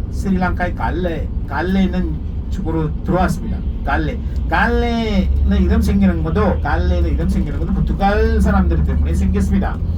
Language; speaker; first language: Korean; non-native, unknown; Sinhala